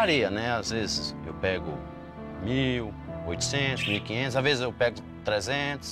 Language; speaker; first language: Portuguese; native; Portuguese